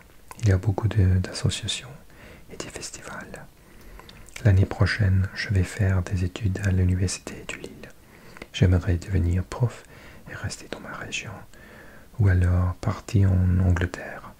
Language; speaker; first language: French; non-native, learner; English